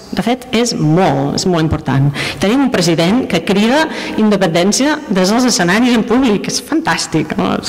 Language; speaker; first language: Catalan; non-native, fluent; English